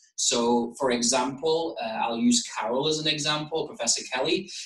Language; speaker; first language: English; native; English